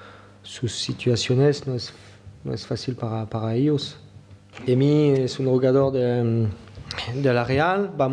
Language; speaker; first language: Spanish; non-native, learner; French